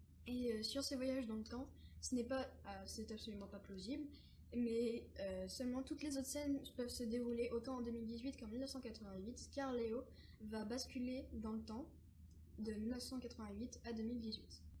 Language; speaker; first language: French; native; French